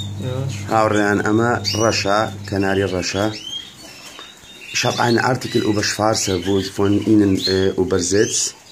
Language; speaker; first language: German; non-native, learner; Kurdish